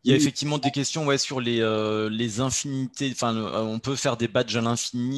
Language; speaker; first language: French; native; French